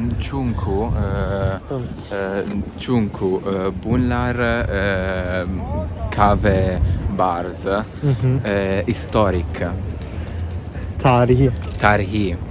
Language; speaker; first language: Turkish; non-native, learner; Italian